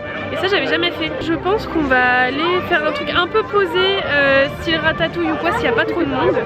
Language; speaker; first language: French; native; French